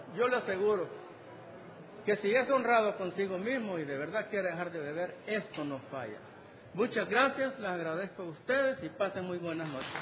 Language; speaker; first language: Spanish; native; Spanish